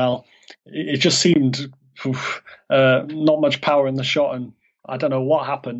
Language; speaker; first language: English; native; English